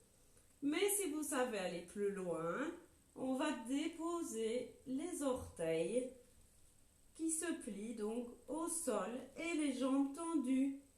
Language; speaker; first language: French; native; French